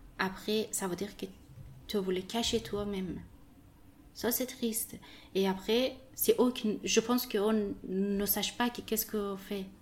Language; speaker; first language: French; non-native, learner; Persian